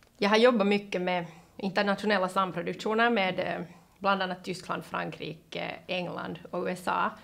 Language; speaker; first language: Swedish; native; Swedish